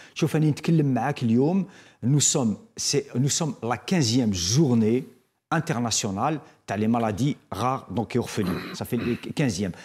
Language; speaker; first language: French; non-native, local second language; Arabic